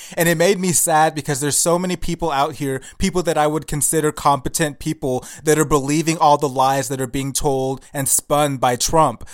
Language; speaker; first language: English; early bilingual, other home language; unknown